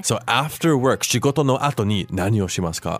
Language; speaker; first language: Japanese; non-native, fluent; English